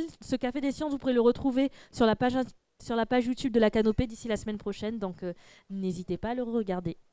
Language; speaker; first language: French; native; French